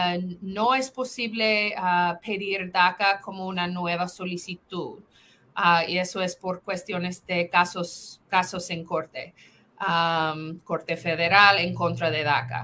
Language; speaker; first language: Spanish; non-native, fluent; English